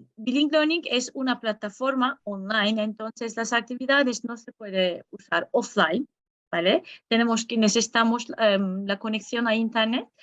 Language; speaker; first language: Spanish; non-native, fluent; Turkish